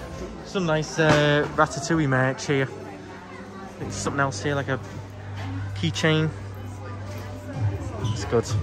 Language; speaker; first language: English; native; English